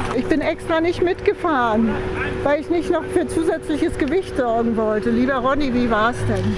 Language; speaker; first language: German; native; German